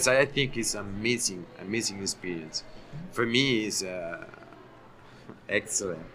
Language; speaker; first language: English; non-native, learner; Italian